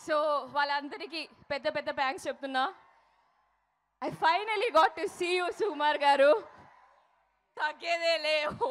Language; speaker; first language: Telugu; non-native, fluent; Malayalam